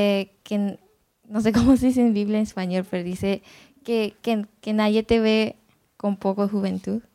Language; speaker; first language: Spanish; non-native, learner; Japanese